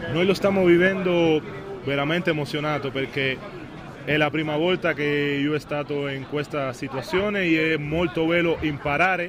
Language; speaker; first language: Italian; non-native, fluent; Spanish